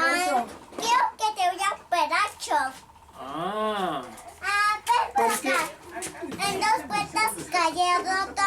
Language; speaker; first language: Spanish; native; Spanish